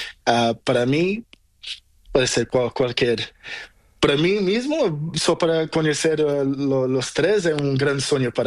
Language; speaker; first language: Spanish; non-native, learner; Portuguese